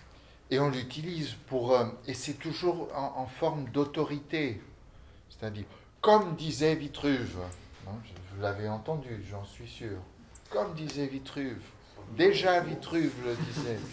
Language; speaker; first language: French; non-native, fluent; Portuguese